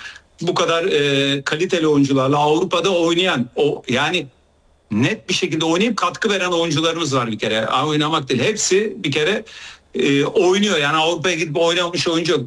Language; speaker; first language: Turkish; native; Turkish